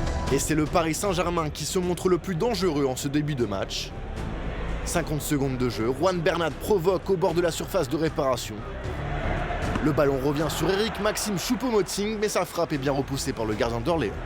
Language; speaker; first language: French; native; French